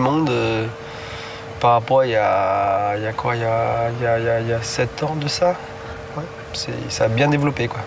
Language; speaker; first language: French; non-native, fluent; Chinese